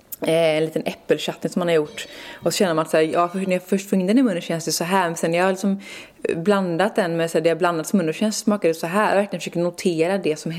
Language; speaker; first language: Swedish; native; Swedish